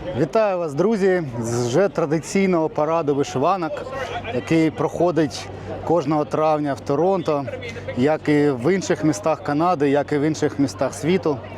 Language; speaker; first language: Ukrainian; native; Ukrainian